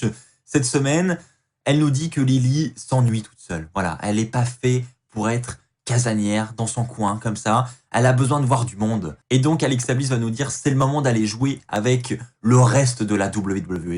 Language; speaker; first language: French; native; French